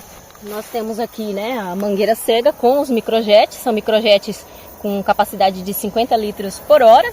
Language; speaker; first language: Portuguese; native; Portuguese